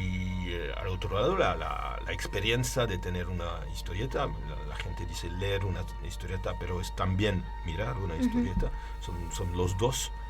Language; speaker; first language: Spanish; non-native, learner; French